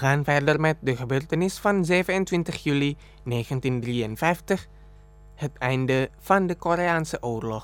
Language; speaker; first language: Dutch; non-native, fluent; Indonesian